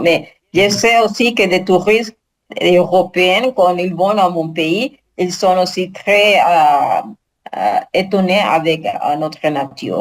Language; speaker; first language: French; non-native, learner; Spanish